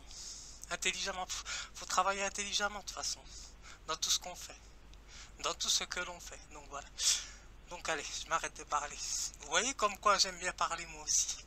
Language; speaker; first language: French; native; French